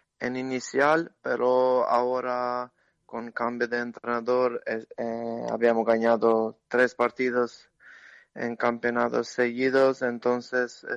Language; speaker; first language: Spanish; non-native, learner; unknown